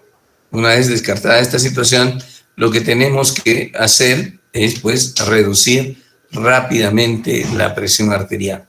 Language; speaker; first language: Spanish; native; Spanish